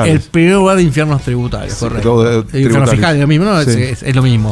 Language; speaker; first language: Spanish; native; Spanish